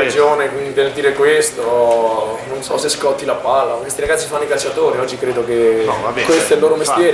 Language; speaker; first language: Italian; native; Italian